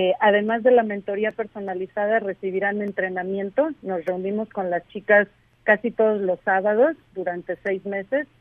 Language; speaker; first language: Spanish; native; Spanish